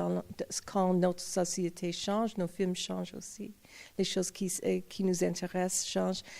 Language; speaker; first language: French; non-native, fluent; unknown